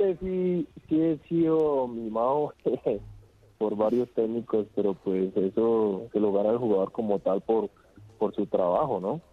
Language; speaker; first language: Spanish; native; Spanish